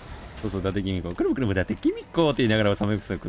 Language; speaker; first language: Japanese; native; Japanese